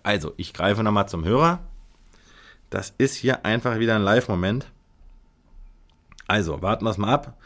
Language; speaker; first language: German; native; German